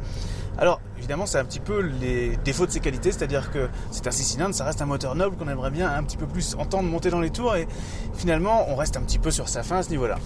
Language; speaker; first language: French; native; French